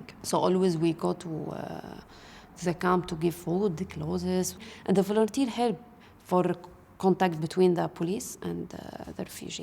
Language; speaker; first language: English; non-native, learner; Arabic